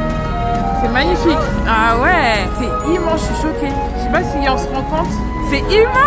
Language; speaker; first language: French; native; French